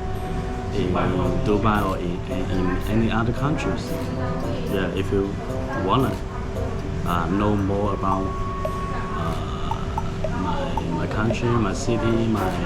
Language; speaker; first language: English; non-native, fluent; Chinese